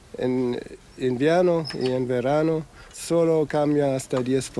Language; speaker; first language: Spanish; non-native, fluent; German